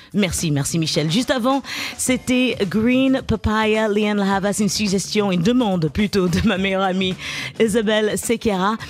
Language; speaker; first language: French; native; French